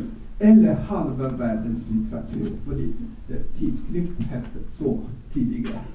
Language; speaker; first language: Swedish; non-native, fluent; Chinese